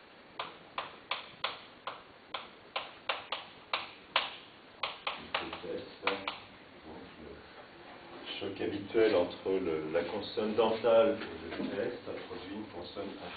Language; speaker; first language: French; native; French